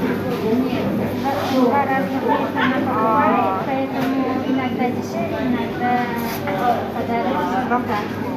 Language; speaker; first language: Russian; non-native, fluent; Tajik